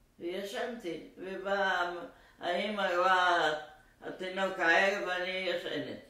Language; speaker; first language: Hebrew; non-native, fluent; Arabic